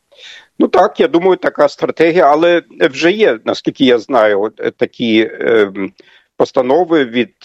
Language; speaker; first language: Ukrainian; non-native, fluent; German